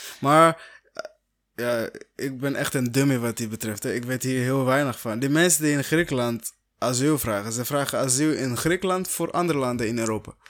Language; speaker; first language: Dutch; non-native, fluent; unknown